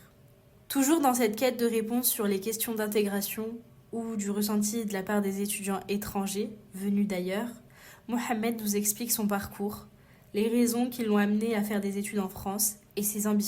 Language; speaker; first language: French; native; French